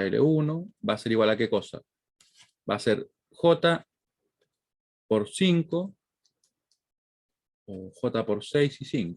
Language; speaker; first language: Spanish; native; Spanish